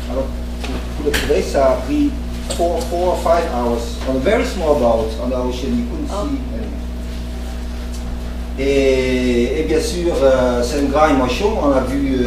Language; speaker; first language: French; non-native, fluent; English